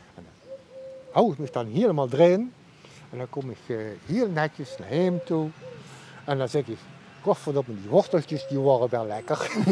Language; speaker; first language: Dutch; native; Dutch